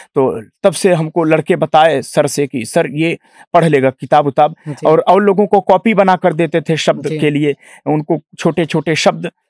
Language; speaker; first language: Hindi; native; Hindi